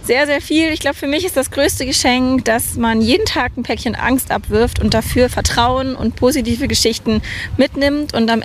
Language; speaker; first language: German; native; German